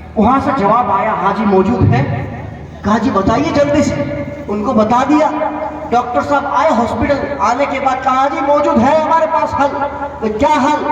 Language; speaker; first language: Urdu; non-native, local second language; Bangla